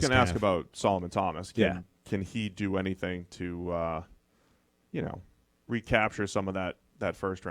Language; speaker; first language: English; native; English